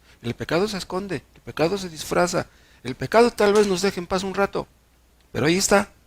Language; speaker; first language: Spanish; native; Spanish